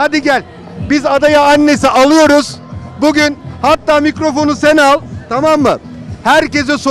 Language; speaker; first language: Turkish; native; Turkish